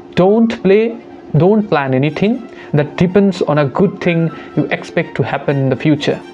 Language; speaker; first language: Hindi; non-native, local second language; Bangla